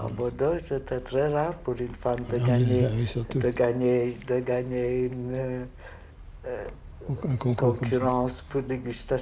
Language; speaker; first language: French; non-native, fluent; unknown